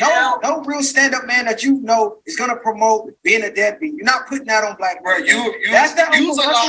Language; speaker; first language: English; native; English